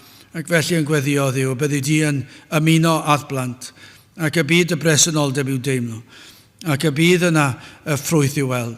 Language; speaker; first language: Welsh; native; Welsh